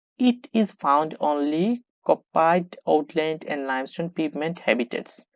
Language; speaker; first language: English; non-native, local second language; Bangla